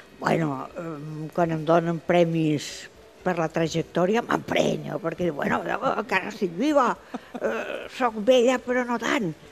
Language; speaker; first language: Catalan; non-native, local second language; Spanish